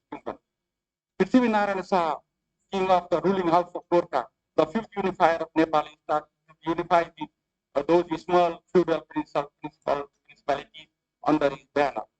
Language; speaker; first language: English; non-native, fluent; Nepali